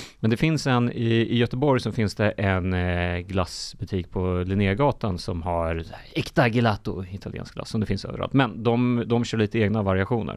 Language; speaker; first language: Swedish; native; Swedish